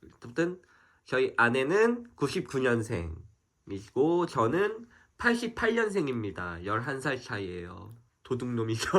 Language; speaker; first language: Korean; native; Korean